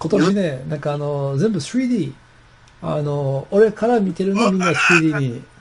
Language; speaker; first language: Japanese; non-native, fluent; English